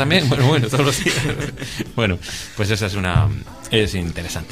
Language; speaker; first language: Spanish; native; Spanish